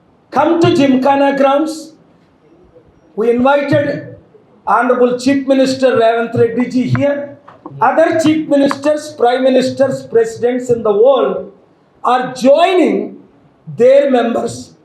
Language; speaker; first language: English; non-native, local second language; Telugu